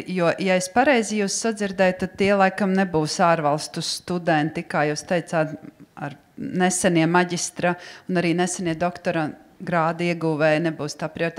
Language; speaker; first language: Latvian; native; Latvian